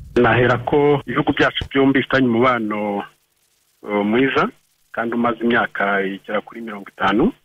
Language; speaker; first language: Kinyarwanda; native; Kinyarwanda